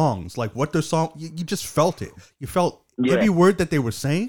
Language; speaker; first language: English; native; English